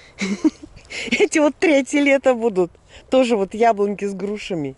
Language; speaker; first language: Russian; native; Russian